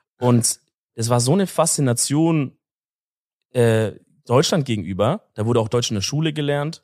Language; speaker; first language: German; native; German